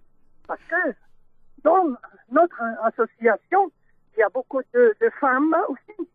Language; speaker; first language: French; non-native, local second language; Dutch